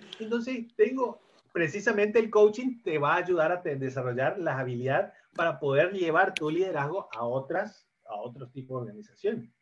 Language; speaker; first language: Spanish; native; Spanish